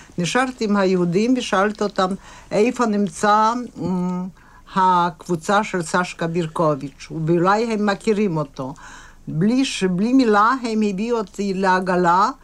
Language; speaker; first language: Hebrew; non-native, fluent; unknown